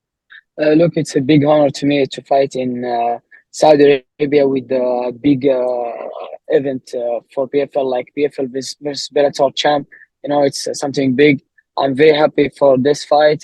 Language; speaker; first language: English; non-native, learner; Arabic